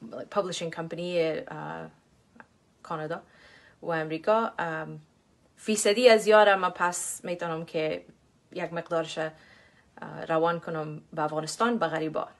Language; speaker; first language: Persian; early bilingual, heritage; Persian